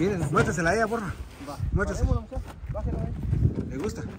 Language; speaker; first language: Spanish; native; Spanish